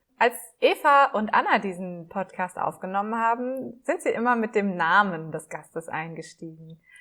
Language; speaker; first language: German; native; German